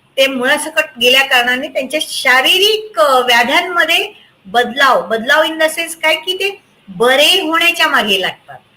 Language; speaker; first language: Marathi; native; Marathi